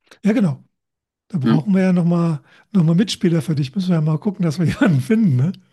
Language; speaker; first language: German; native; German